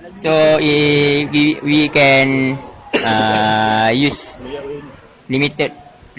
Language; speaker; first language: English; non-native, fluent; Malay